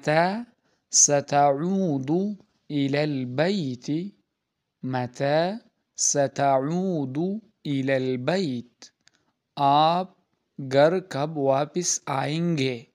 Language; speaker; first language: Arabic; non-native, fluent; Urdu